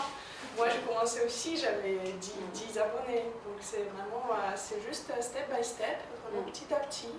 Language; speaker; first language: French; non-native, fluent; Russian